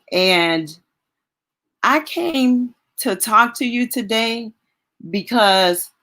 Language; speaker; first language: English; native; English